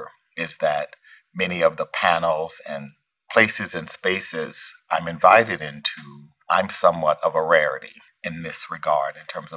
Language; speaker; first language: English; native; English